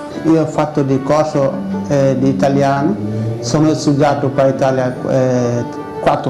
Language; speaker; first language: Italian; non-native, learner; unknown